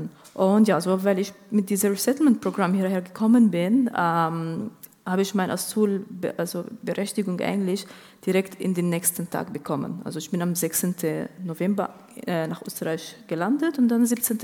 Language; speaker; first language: German; non-native, fluent; Arabic